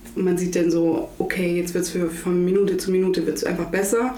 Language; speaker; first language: German; native; German